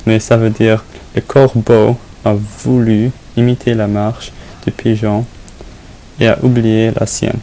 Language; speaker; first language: French; non-native, learner; English